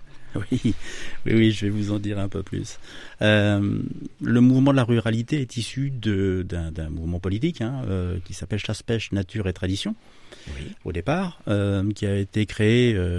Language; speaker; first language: French; native; French